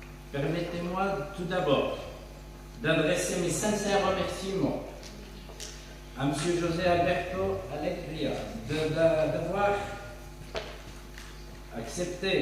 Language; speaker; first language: French; non-native, local second language; Arabic